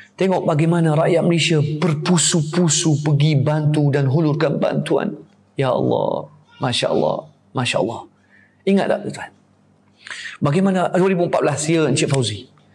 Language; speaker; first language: Malay; native; Malay